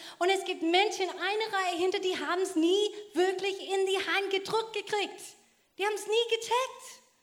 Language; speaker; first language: German; non-native, fluent; English